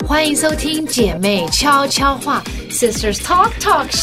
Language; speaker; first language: Chinese; early bilingual, heritage; Chinese